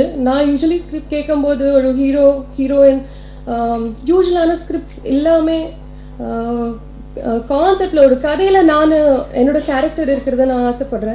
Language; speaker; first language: Tamil; non-native, local second language; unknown